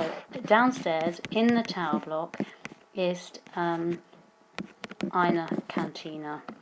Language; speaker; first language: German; non-native, fluent; English